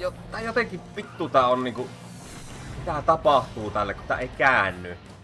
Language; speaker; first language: Finnish; native; Finnish